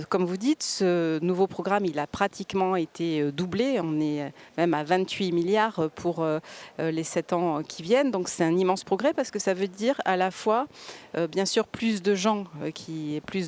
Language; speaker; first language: French; native; French